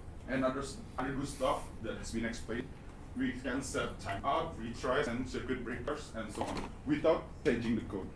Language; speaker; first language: English; non-native, fluent; Indonesian